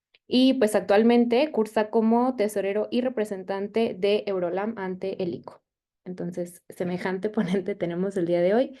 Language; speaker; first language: Spanish; native; Spanish